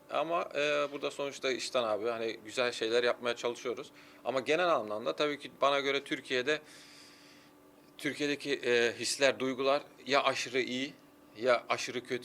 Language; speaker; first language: Turkish; early bilingual, heritage; Turkish